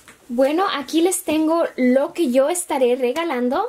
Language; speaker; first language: Spanish; early bilingual, heritage; Spanish